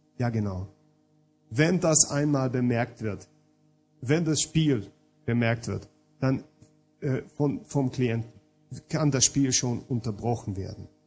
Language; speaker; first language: German; non-native, fluent; Hungarian